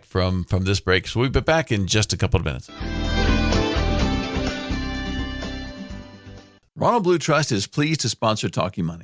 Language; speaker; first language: English; native; English